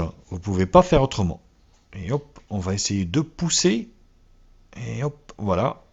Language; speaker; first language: French; native; French